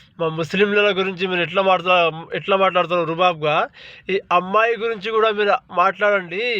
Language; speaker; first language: Telugu; non-native, local second language; Urdu